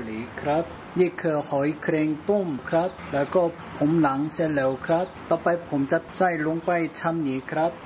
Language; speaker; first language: Thai; non-native, learner; Korean